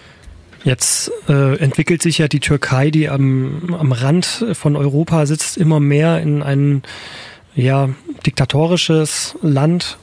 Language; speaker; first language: German; native; German